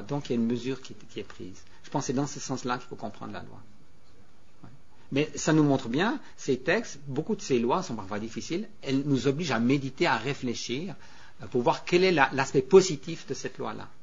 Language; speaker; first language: French; native; French